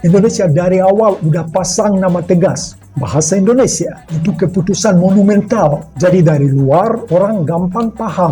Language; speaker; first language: Indonesian; non-native, fluent; Russian